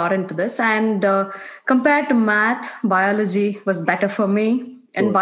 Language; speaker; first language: English; non-native, local second language; Kannada